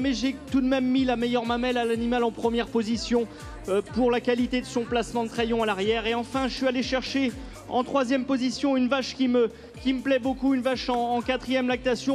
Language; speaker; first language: French; native; French